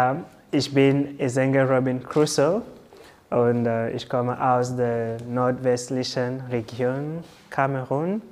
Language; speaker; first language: German; non-native, learner; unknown